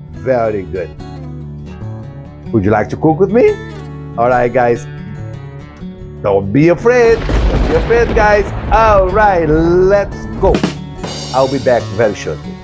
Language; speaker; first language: English; non-native, fluent; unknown